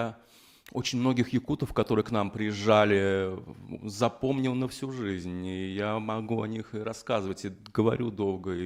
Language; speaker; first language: Russian; native; Russian